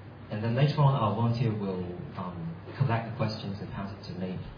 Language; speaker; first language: English; non-native, local second language; Cantonese